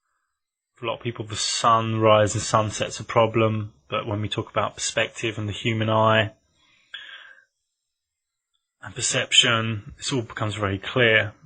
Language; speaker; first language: English; native; English